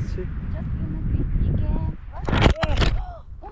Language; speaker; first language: English; non-native, learner; Mongolian